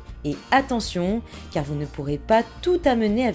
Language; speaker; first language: French; native; French